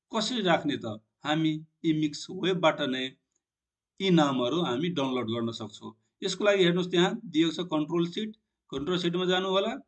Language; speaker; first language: Nepali; non-native, local second language; Maithili